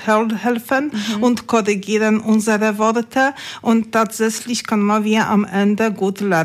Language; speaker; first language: German; non-native, learner; Polish